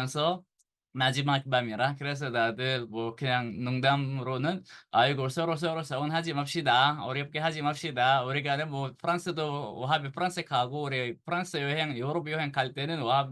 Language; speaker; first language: Korean; non-native, fluent; Arabic